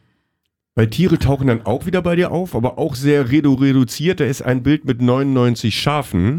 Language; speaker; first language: German; native; German